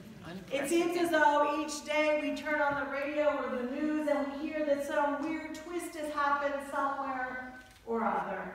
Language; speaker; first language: English; native; English